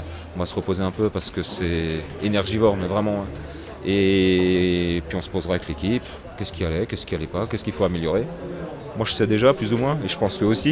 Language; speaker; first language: French; native; French